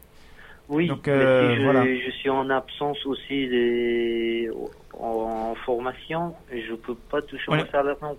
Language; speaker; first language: French; non-native, learner; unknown